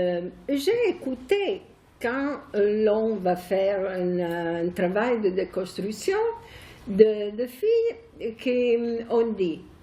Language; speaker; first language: French; non-native, fluent; Italian